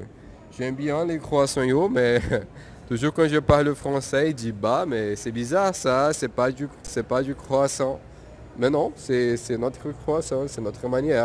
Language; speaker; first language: French; non-native, fluent; Portuguese